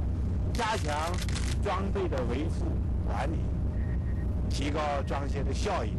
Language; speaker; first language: Chinese; native; Chinese